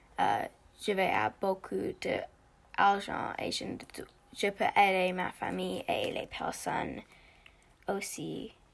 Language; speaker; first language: French; non-native, learner; English